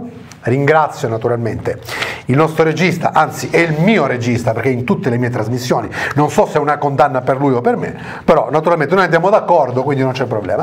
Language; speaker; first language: Italian; native; Italian